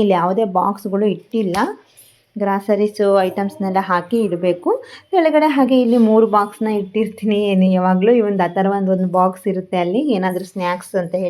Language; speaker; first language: Kannada; native; Kannada